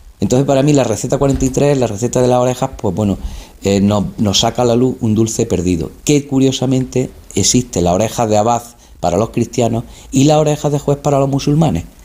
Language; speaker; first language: Spanish; native; Spanish